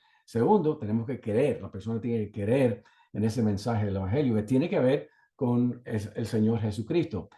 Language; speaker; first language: Spanish; native; Spanish